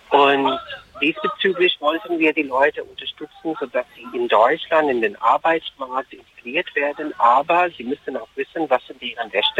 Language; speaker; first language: German; non-native, fluent; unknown